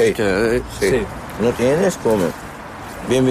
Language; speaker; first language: Spanish; non-native, learner; Arabic